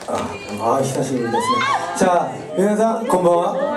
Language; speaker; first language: Japanese; non-native, learner; Korean